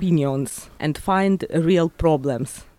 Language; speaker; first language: English; non-native, learner; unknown